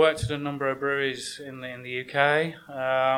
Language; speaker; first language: English; native; English